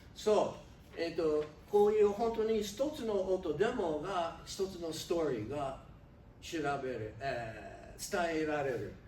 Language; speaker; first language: Japanese; non-native, learner; English